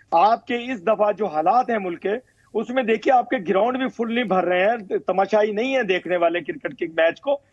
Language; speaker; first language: Urdu; native; Urdu